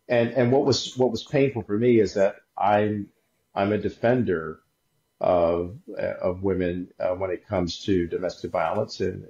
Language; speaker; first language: English; native; English